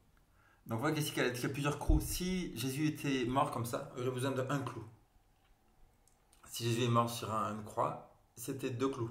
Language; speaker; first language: French; native; French